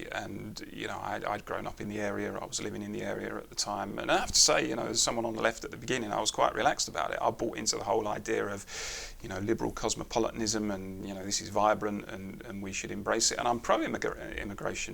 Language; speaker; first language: English; native; English